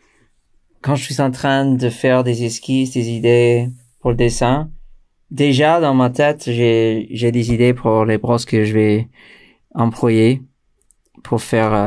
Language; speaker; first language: French; non-native, fluent; English